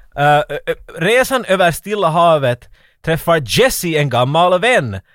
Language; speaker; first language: Swedish; native; Swedish